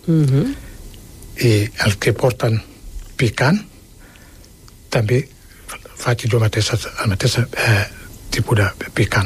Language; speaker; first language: Catalan; non-native, fluent; Wolof